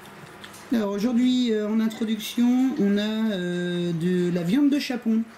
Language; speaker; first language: French; native; French